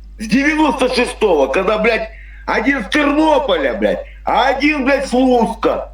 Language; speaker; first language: Russian; native; Russian